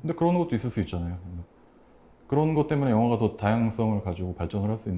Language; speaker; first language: Korean; native; Korean